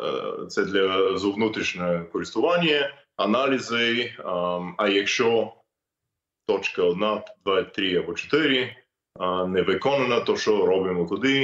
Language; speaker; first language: Ukrainian; non-native, fluent; English